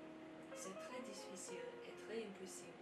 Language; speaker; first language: French; non-native, learner; English